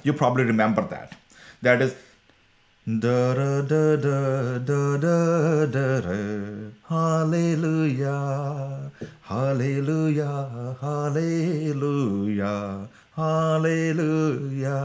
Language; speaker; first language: English; non-native, local second language; Punjabi